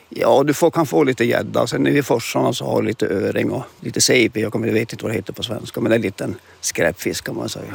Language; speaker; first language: Swedish; non-native, local second language; Finnish